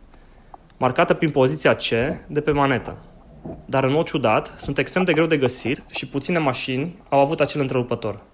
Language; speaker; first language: Romanian; native; Romanian